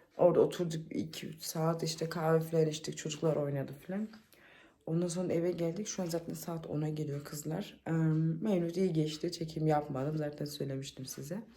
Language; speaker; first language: Turkish; early bilingual, heritage; Turkish